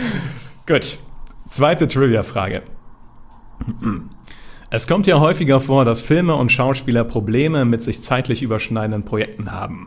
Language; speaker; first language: German; native; German